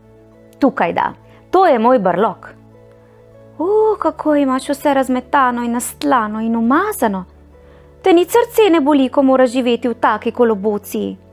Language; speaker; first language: Slovenian; native; Slovenian